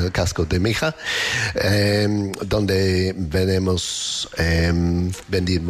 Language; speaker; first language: Spanish; non-native, learner; English